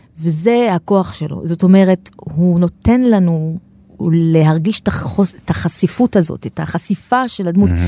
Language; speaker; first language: Hebrew; non-native, local second language; Arabic